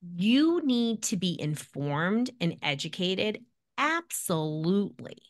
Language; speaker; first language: English; native; English